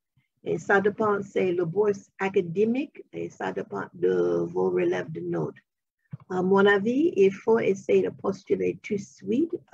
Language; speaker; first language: French; non-native, fluent; English